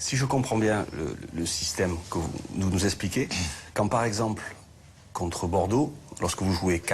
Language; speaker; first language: French; native; French